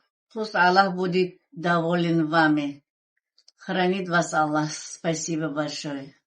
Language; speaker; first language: Russian; non-native, learner; Tajik